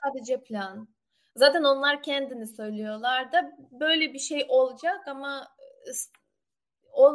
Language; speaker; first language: Turkish; non-native, learner; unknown